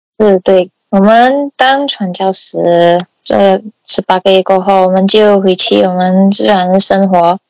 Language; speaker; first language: Chinese; non-native, local second language; English